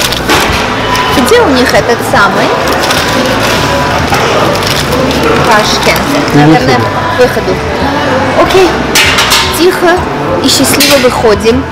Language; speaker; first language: Russian; non-native, fluent; Armenian